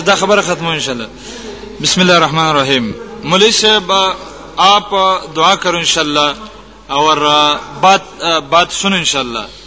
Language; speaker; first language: Urdu; non-native, local second language; Pashto